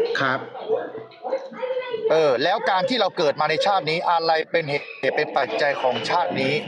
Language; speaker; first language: Thai; native; Thai